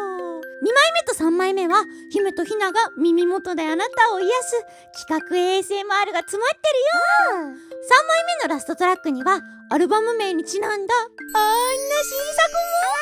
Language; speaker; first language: Japanese; native; Japanese